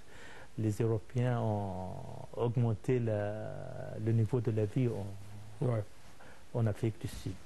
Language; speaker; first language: French; non-native, fluent; Arabic